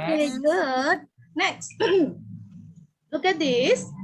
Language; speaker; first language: English; non-native, learner; Indonesian